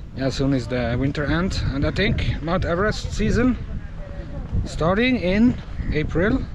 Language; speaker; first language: English; non-native, fluent; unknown